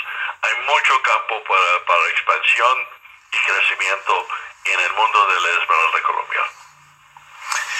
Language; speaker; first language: Spanish; non-native, fluent; English